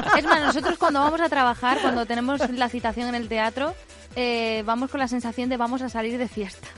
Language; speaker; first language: Spanish; native; Spanish